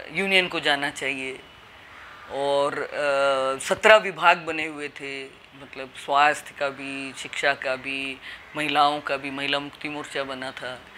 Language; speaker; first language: Hindi; native; Hindi